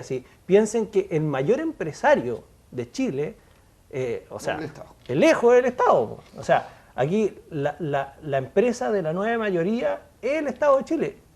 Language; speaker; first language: Spanish; native; Spanish